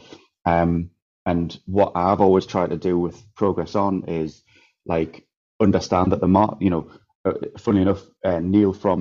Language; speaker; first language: English; native; English